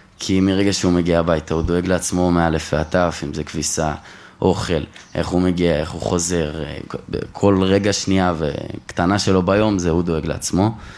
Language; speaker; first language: Hebrew; native; Hebrew